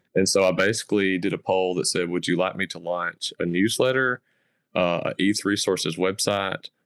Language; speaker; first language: English; native; English